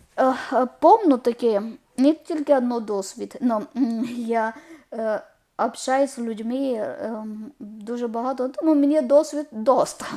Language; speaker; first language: Ukrainian; non-native, learner; Malayalam